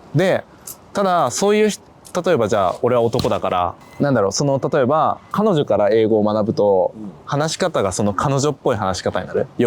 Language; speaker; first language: Japanese; native; Japanese